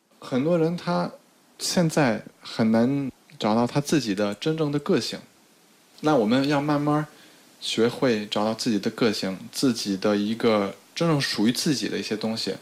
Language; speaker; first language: Chinese; non-native, fluent; French